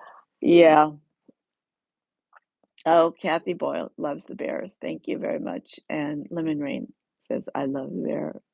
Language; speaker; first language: English; native; English